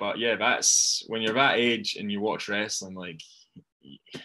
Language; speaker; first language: English; native; English